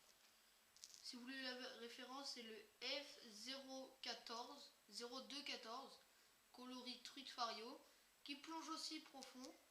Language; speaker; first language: French; native; French